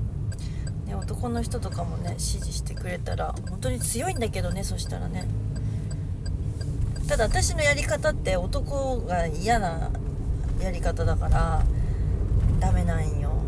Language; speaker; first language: Japanese; native; Japanese